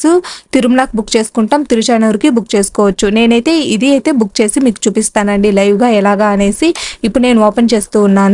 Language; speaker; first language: Telugu; native; Telugu